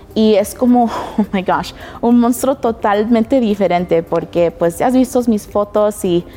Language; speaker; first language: Spanish; early bilingual, heritage; Spanish